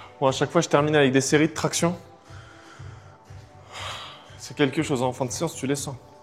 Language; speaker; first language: French; native; French